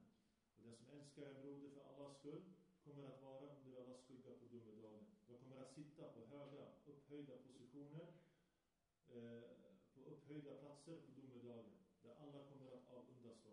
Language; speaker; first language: Swedish; early bilingual, other home language; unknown